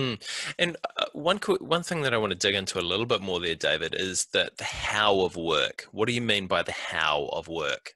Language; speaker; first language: English; native; English